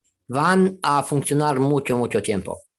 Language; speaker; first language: Spanish; non-native, fluent; Romanian